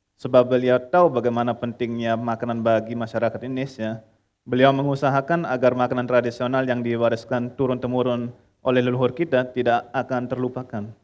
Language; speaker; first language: Indonesian; early bilingual, heritage; Indonesian